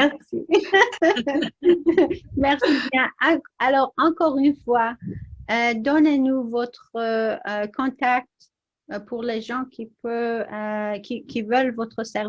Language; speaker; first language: French; non-native, learner; English